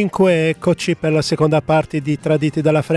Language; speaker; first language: Italian; native; Italian